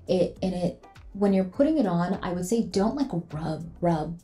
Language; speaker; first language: English; native; English